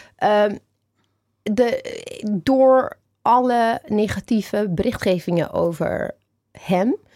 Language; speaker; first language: Dutch; non-native, fluent; Amharic